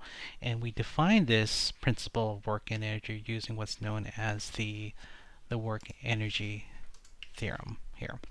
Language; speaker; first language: English; native; English